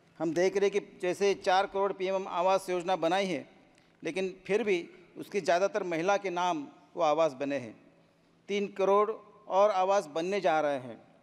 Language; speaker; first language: Hindi; non-native, local second language; Marathi